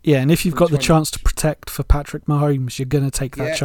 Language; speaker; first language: English; native; English